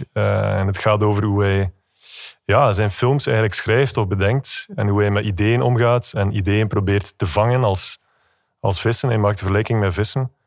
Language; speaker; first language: Dutch; native; Dutch